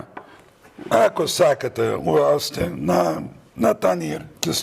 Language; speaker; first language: Macedonian; non-native, fluent; Dutch